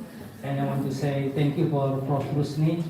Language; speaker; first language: English; non-native, learner; Indonesian